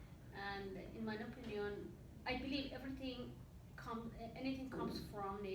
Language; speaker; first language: English; non-native, learner; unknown